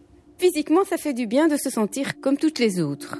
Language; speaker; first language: French; native; French